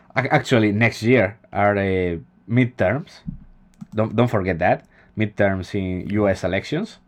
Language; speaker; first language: English; non-native, fluent; Spanish